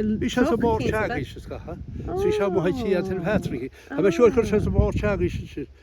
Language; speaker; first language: Irish; native; Irish